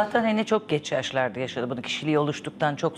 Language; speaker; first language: Turkish; native; Turkish